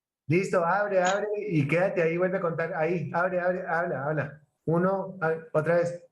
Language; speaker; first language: Spanish; native; Spanish